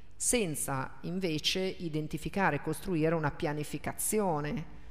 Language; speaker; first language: Italian; native; Italian